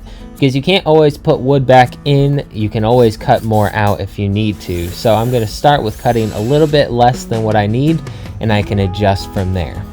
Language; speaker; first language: English; native; English